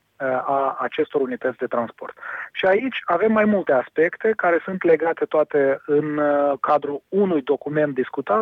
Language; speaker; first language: Romanian; native; Romanian